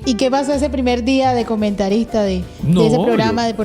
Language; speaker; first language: Spanish; native; Spanish